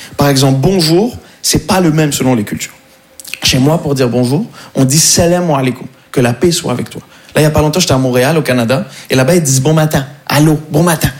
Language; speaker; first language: French; non-native, local second language; Arabic